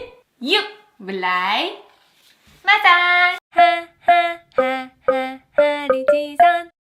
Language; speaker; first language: Indonesian; non-native, fluent; Korean